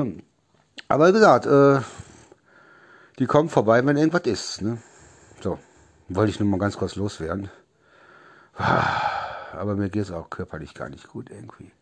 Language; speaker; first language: German; native; German